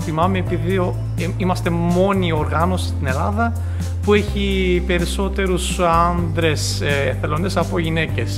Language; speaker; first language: Greek; non-native, fluent; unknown